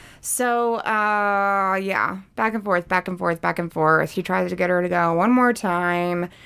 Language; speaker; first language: English; native; English